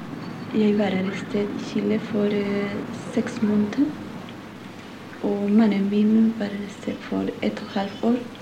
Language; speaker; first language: Norwegian; non-native, learner; Spanish